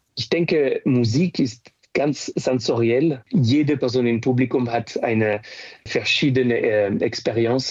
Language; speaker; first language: German; non-native, fluent; French